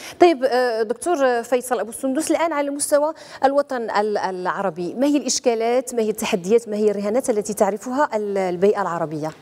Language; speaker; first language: Arabic; native; Arabic